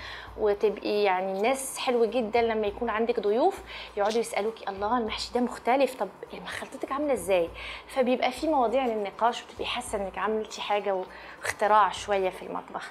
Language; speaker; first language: Arabic; native; Arabic